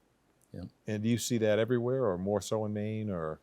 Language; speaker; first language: English; native; English